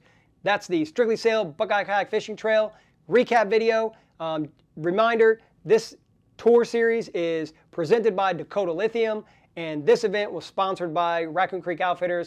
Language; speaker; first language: English; native; English